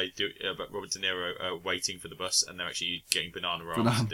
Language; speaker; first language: English; native; English